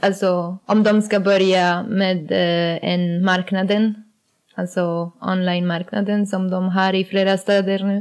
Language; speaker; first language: Swedish; non-native, learner; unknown